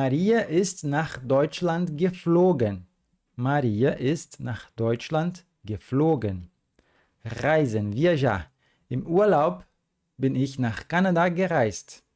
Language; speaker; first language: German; non-native, fluent; Portuguese